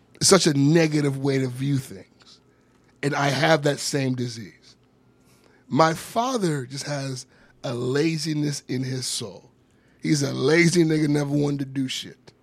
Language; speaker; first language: English; native; English